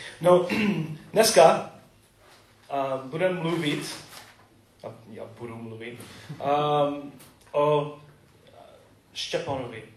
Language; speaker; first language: Czech; non-native, learner; English